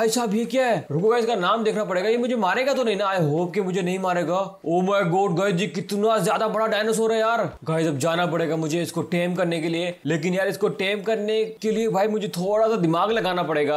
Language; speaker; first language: Hindi; native; Hindi